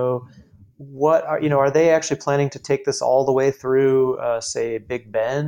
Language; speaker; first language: English; native; English